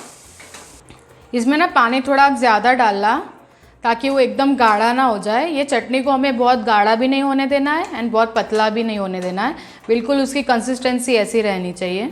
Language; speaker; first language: Hindi; non-native, local second language; Gujarati